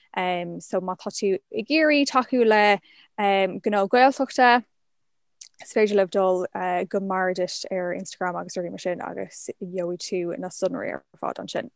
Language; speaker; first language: Irish; non-native, local second language; English